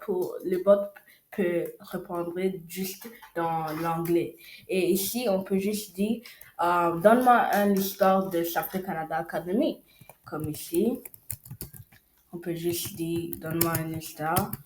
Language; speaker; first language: French; non-native, learner; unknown